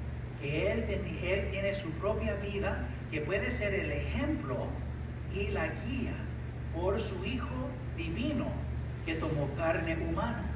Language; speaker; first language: Spanish; early bilingual, heritage; English